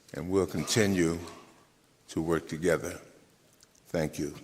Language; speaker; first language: English; native; English